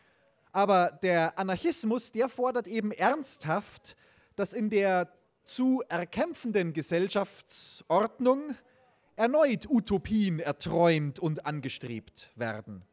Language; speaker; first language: German; native; German